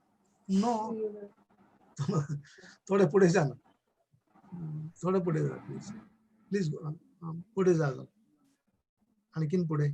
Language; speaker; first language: Marathi; non-native, local second language; Kannada